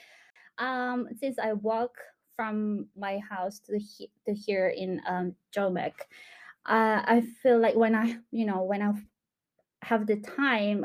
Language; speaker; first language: English; non-native, local second language; Malay